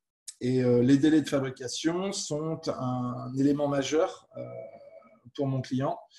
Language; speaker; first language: French; native; French